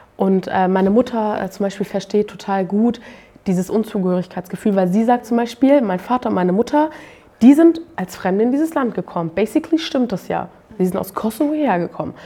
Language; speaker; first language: German; native; German